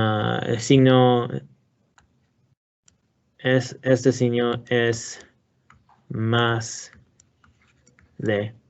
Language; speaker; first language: Spanish; non-native, learner; English